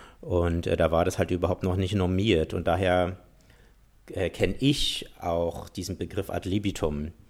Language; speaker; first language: German; native; German